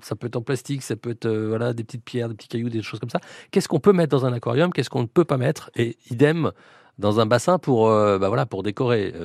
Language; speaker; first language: French; native; French